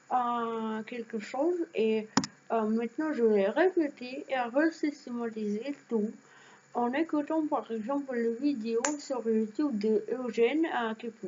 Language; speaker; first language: French; non-native, learner; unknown